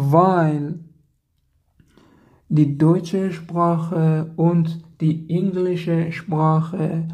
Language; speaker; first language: German; non-native, learner; Persian